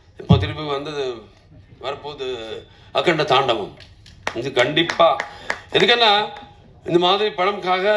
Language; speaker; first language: Tamil; non-native, local second language; Telugu